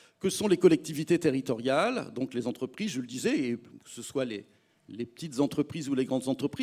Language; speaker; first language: French; native; French